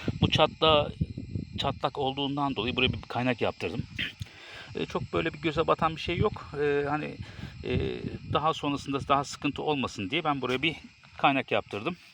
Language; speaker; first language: Turkish; native; Turkish